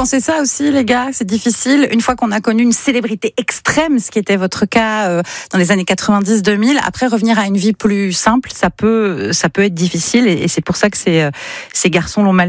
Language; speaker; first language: French; native; French